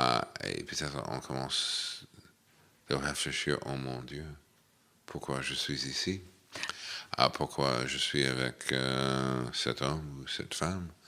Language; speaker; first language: French; non-native, fluent; English